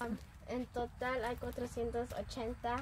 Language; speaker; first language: Spanish; early bilingual, other home language; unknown